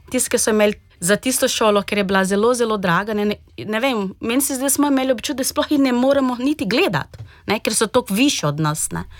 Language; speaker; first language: Slovenian; non-native, fluent; Portuguese